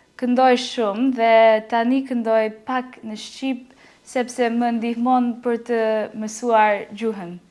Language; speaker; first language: Albanian; non-native, learner; English